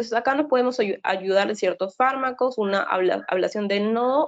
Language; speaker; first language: Spanish; native; Spanish